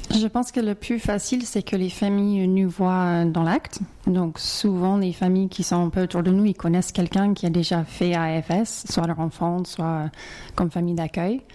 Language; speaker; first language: French; non-native, fluent; English